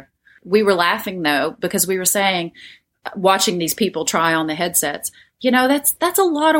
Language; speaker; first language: English; native; English